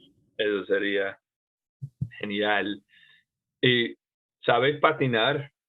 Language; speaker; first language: Spanish; non-native, fluent; English